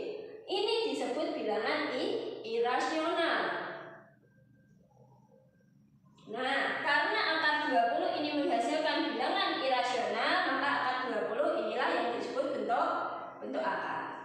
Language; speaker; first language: Indonesian; native; Indonesian